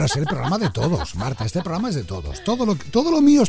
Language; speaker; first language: Spanish; native; Spanish